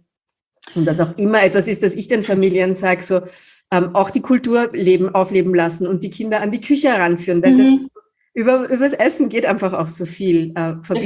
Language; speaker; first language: German; native; German